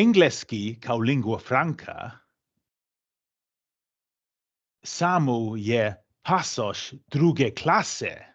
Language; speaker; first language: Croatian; non-native, fluent; English